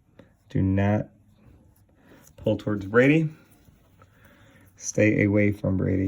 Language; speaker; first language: English; native; English